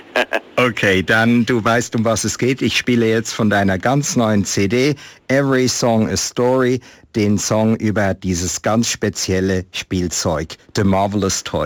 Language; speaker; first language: German; native; German